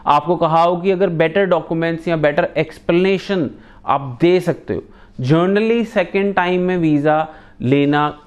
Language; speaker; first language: Hindi; non-native, local second language; Punjabi